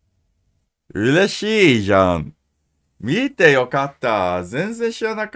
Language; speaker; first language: Japanese; non-native, learner; English